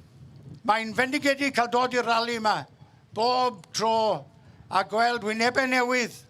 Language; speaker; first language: Welsh; native; Welsh